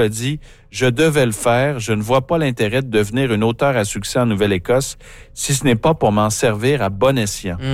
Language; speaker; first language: French; native; French